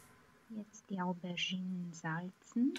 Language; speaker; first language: German; non-native, fluent; Romanian